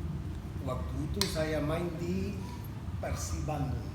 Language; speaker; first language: Indonesian; non-native, fluent; Spanish